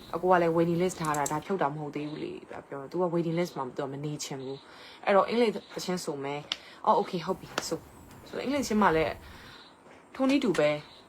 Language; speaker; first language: Burmese; native; Burmese